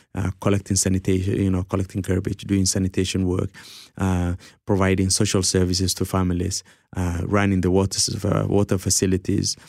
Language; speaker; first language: English; early bilingual, other home language; Somali